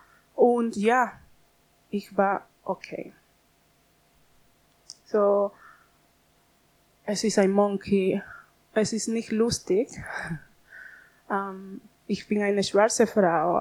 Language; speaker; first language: German; non-native, learner; Spanish